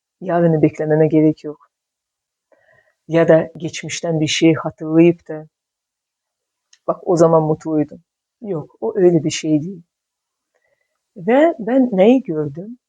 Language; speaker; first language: Turkish; non-native, fluent; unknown